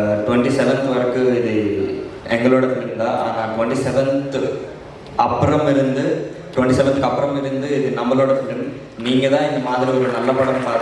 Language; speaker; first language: Tamil; non-native, learner; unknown